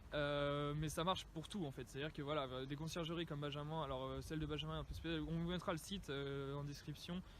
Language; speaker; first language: French; native; French